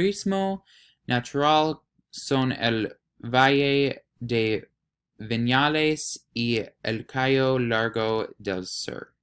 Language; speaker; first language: Spanish; non-native, learner; English